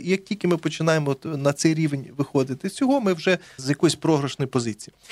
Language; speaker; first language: Ukrainian; native; Ukrainian